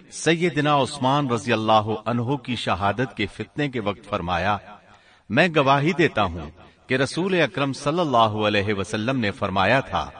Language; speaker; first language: Urdu; native; Urdu